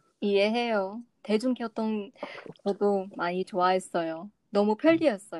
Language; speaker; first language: Korean; non-native, learner; English